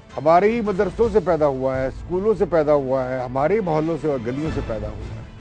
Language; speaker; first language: Urdu; native; Urdu